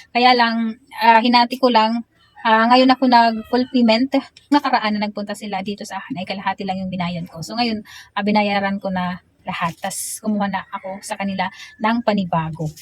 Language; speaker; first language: Filipino; native; Filipino